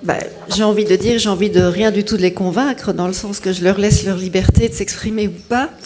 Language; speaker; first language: French; native; French